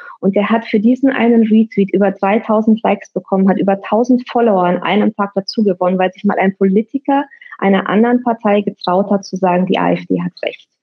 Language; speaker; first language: German; early bilingual, other home language; Romanian